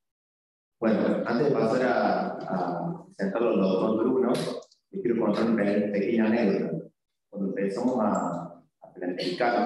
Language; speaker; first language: Spanish; native; Spanish